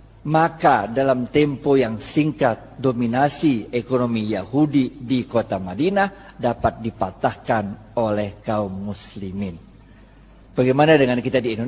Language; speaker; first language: Indonesian; native; Indonesian